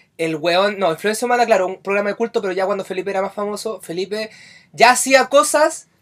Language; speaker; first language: Spanish; native; Spanish